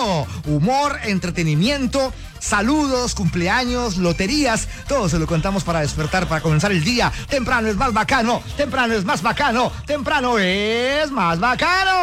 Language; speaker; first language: Spanish; native; Spanish